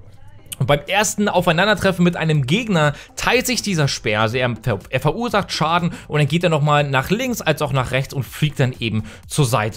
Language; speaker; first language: German; native; German